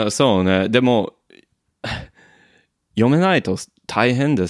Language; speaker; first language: Japanese; non-native, learner; English